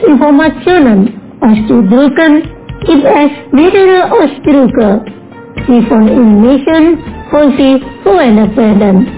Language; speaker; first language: German; non-native, fluent; Indonesian